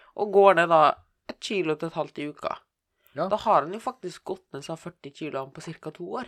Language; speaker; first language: Norwegian; native; Norwegian